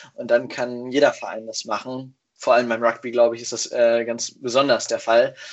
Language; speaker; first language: German; native; German